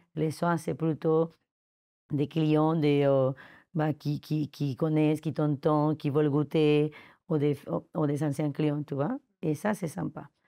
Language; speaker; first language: French; non-native, fluent; Spanish